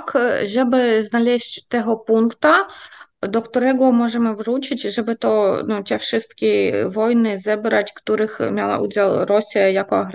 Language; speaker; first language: Polish; non-native, fluent; Ukrainian